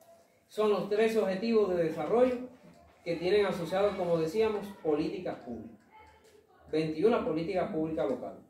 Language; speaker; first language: Spanish; native; Spanish